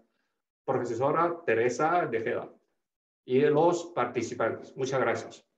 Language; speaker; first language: Spanish; non-native, fluent; Chinese